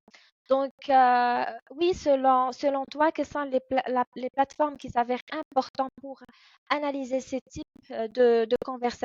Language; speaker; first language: French; non-native, fluent; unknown